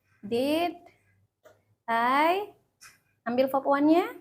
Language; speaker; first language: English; non-native, fluent; Indonesian